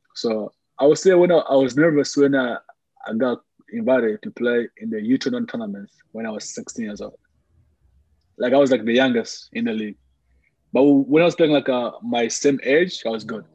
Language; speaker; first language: English; early bilingual, other home language; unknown